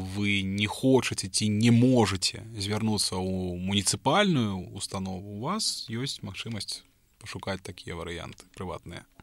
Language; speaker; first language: Belarusian; non-native, local second language; Russian